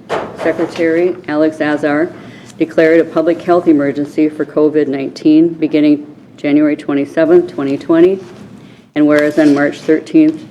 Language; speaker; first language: English; native; English